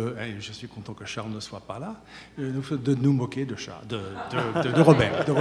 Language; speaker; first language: French; native; French